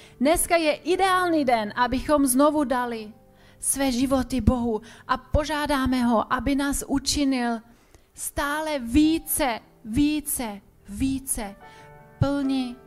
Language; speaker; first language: Czech; non-native, fluent; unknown